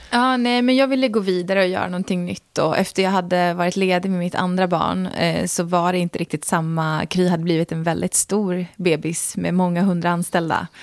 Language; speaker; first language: Swedish; native; Swedish